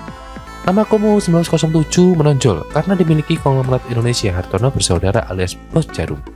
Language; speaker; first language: Indonesian; native; Indonesian